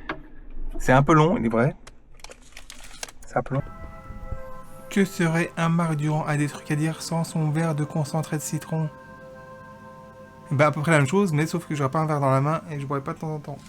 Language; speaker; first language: French; native; French